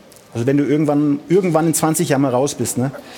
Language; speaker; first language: German; native; German